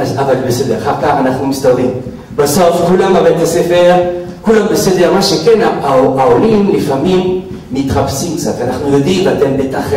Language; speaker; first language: Hebrew; non-native, fluent; French